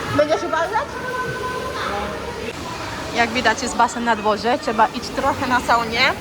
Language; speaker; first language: Polish; non-native, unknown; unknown